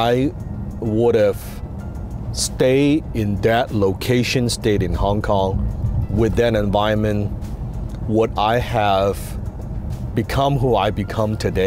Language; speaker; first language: English; non-native, local second language; Cantonese